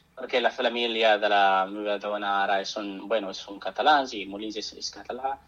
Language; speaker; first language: Catalan; non-native, fluent; Arabic